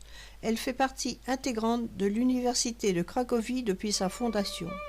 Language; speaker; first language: French; native; French